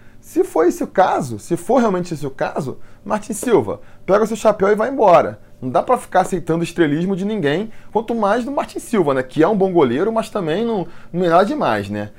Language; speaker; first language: Portuguese; native; Portuguese